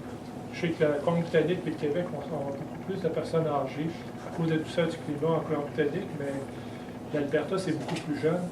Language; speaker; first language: French; native; French